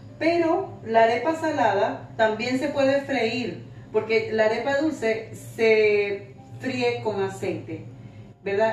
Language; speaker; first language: Spanish; native; Spanish